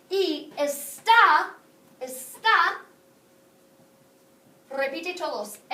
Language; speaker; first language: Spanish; non-native, fluent; English